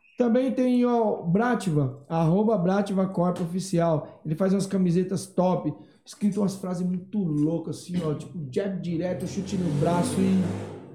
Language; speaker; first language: Portuguese; native; Portuguese